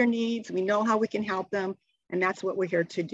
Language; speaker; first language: English; native; English